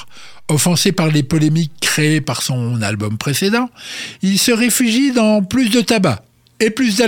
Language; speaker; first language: French; native; French